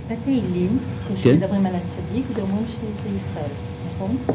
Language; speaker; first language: Hebrew; non-native, fluent; French